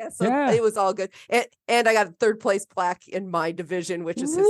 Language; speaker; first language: English; native; English